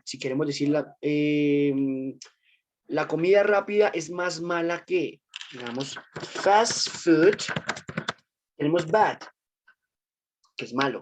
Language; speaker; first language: Spanish; native; Spanish